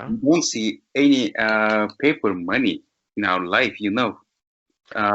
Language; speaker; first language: English; non-native, learner; Turkish